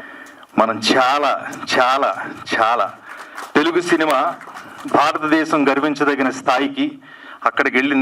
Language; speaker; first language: Telugu; native; Telugu